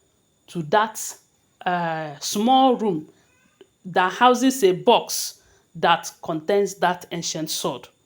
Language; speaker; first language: English; non-native, local second language; Yoruba